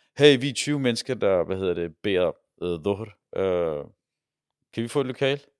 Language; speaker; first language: Danish; early bilingual, other home language; Arabic